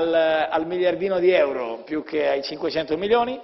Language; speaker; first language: Italian; native; Italian